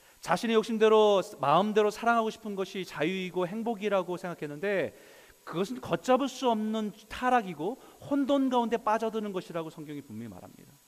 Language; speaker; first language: Korean; native; Korean